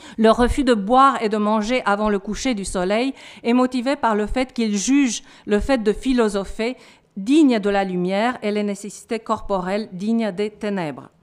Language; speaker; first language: French; non-native, fluent; Romanian